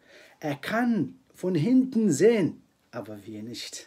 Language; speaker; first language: German; non-native, fluent; Arabic